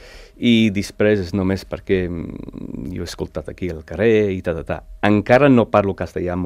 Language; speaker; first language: Catalan; non-native, learner; English